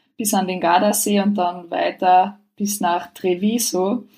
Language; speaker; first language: German; native; German